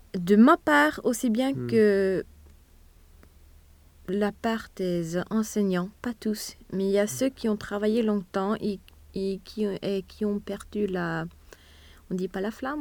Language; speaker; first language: French; non-native, fluent; Swedish